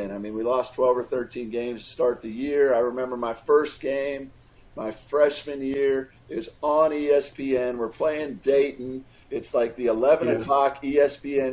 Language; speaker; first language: English; native; English